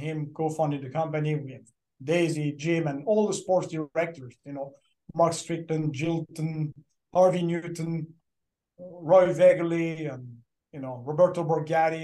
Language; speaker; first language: English; non-native, fluent; French